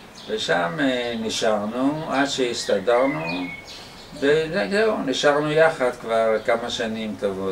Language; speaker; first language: Hebrew; non-native, fluent; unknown